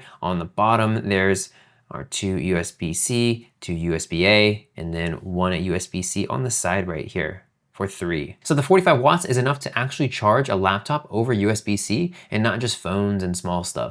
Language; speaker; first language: English; native; English